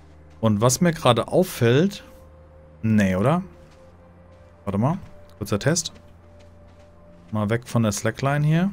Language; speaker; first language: German; native; German